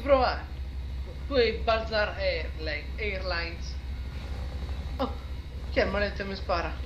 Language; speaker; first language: Italian; native; Italian